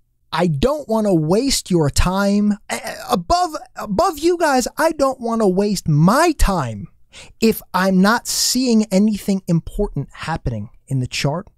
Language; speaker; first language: English; native; English